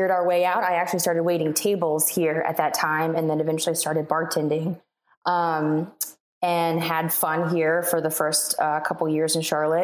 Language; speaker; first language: English; native; English